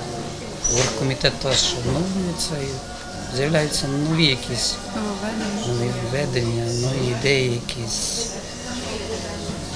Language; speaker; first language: Ukrainian; native; Ukrainian